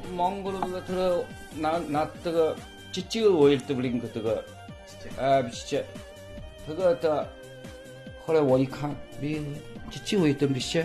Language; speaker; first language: Mongolian; non-native, local second language; Chinese